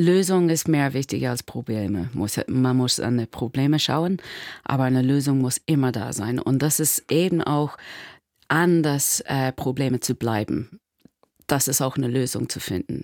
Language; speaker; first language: German; non-native, learner; English